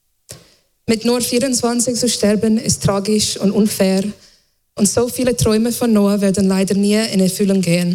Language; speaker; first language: German; non-native, fluent; English